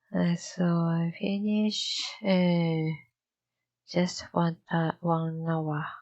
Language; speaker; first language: English; non-native, learner; Japanese